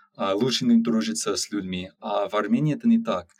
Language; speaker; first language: Russian; non-native, fluent; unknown